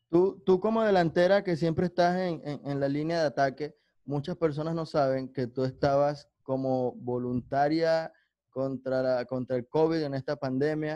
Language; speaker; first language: Spanish; native; Spanish